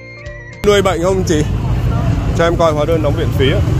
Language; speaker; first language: Vietnamese; native; Vietnamese